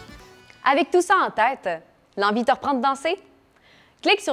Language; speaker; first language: French; native; French